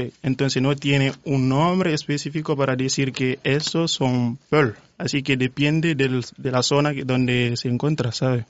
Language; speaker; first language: Spanish; non-native, fluent; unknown